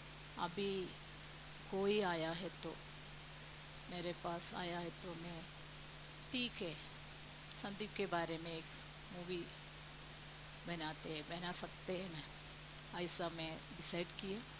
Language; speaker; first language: Hindi; non-native, local second language; Malayalam